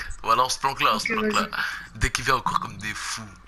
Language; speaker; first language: French; native; French